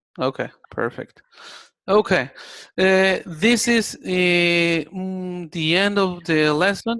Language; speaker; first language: English; non-native, fluent; Spanish